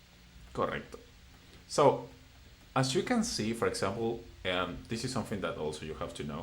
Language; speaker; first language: English; non-native, fluent; Spanish